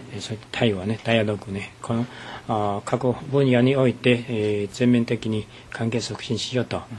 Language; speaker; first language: Japanese; non-native, fluent; Chinese